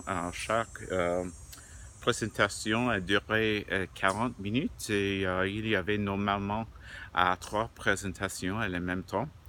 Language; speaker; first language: French; non-native, learner; English